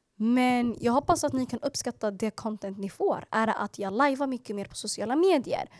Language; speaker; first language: Swedish; early bilingual, other home language; Arabic